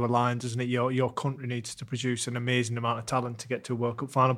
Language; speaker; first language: English; native; English